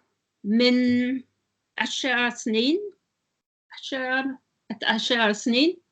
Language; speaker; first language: Arabic; non-native, learner; German